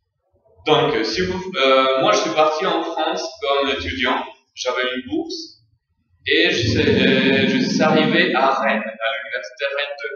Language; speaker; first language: French; non-native, fluent; Spanish